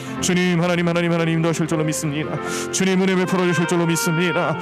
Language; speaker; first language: Korean; native; Korean